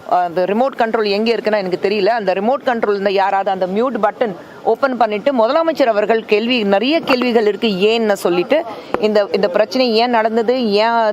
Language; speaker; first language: Tamil; non-native, fluent; Hindi